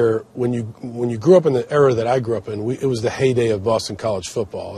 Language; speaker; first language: English; native; English